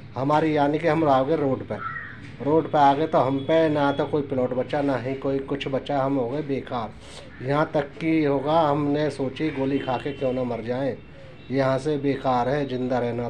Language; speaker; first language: Hindi; native; Hindi